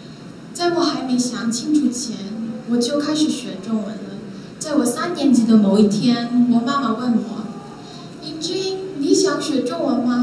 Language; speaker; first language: Chinese; non-native, learner; Korean